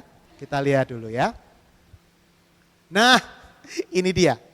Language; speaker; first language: Indonesian; native; Indonesian